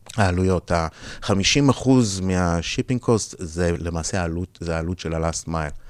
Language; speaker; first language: Hebrew; native; Hebrew